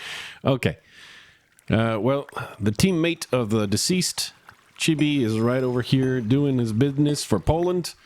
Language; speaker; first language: English; native; English